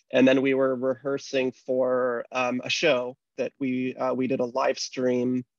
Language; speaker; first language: English; native; English